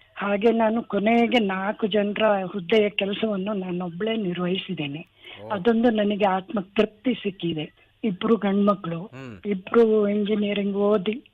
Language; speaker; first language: Kannada; non-native, local second language; Kodava